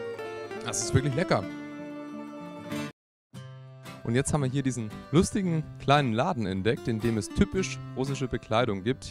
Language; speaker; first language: German; native; German